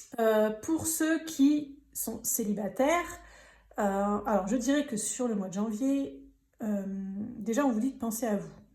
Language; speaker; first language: French; native; French